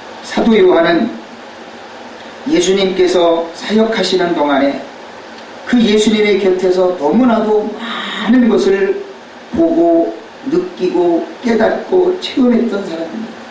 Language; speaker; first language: Korean; native; Korean